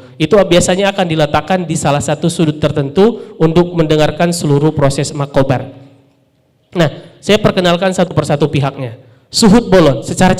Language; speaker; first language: Indonesian; non-native, local second language; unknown